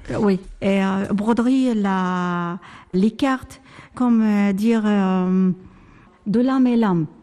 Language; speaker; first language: French; non-native, learner; Arabic